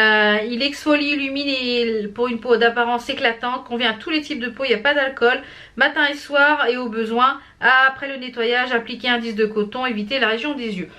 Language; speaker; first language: French; native; French